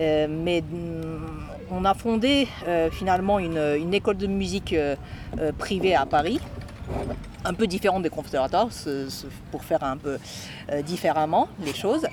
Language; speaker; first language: French; non-native, fluent; Japanese